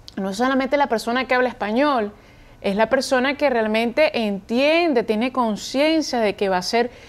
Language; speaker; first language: Spanish; native; Spanish